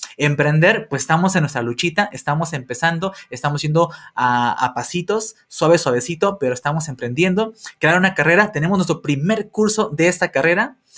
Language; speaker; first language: Spanish; native; Spanish